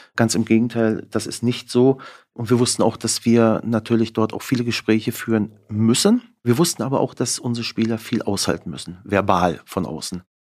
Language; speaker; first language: German; native; German